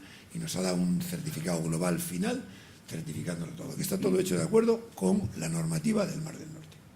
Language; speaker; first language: Spanish; native; Spanish